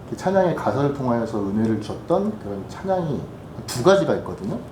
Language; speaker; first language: Korean; native; Korean